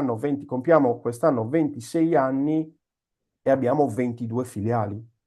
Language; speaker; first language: Italian; native; Italian